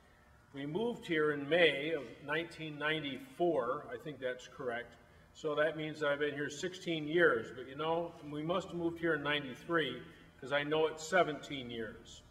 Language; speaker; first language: English; native; English